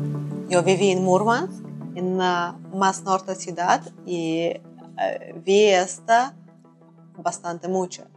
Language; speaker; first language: Spanish; non-native, learner; Russian